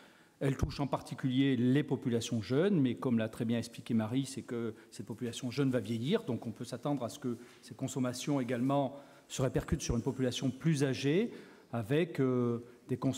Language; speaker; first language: French; native; French